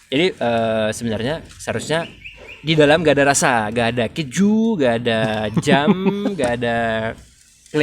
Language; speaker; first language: Indonesian; non-native, fluent; French